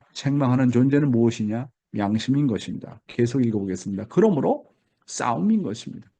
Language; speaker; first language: Korean; native; Korean